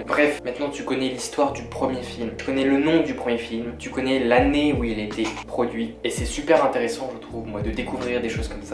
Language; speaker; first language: French; native; French